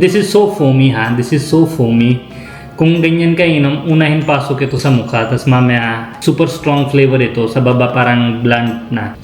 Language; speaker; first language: Filipino; non-native, learner; Punjabi